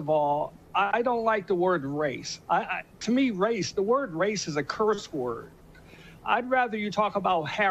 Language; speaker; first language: English; native; English